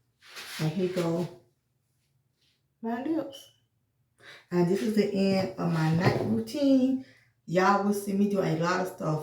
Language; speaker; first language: English; native; English